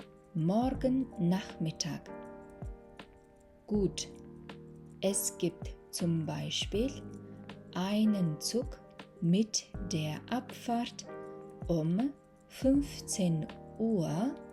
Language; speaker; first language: German; non-native, fluent; Mongolian